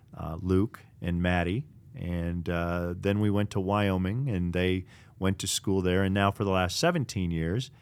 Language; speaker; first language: English; native; English